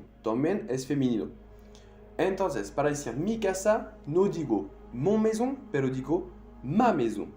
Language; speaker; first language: Spanish; non-native, fluent; French